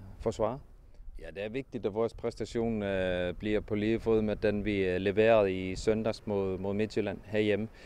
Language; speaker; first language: Danish; non-native, fluent; Icelandic